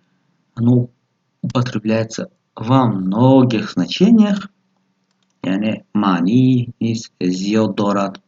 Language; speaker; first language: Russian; non-native, local second language; Tajik